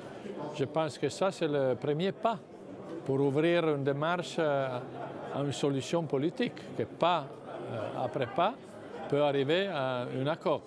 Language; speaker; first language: French; non-native, fluent; Italian